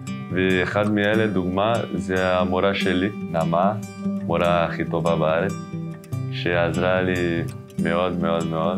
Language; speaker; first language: Hebrew; non-native, learner; Portuguese